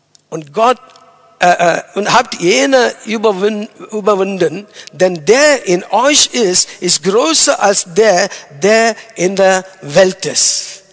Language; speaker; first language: German; non-native, fluent; Tamil